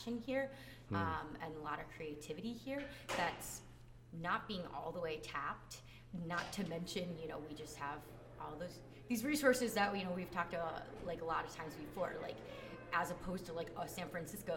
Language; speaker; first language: English; native; English